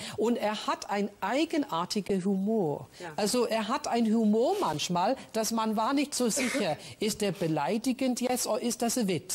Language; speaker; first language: German; non-native, fluent; English